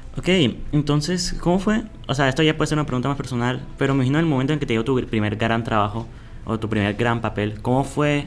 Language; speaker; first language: Spanish; native; Spanish